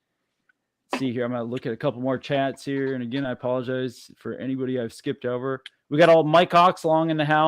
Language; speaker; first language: English; native; English